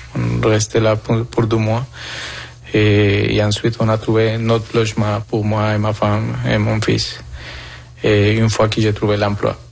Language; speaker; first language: French; non-native, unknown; Spanish